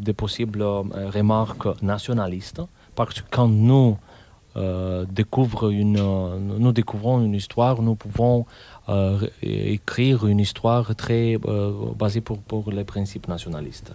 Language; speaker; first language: French; non-native, fluent; Romanian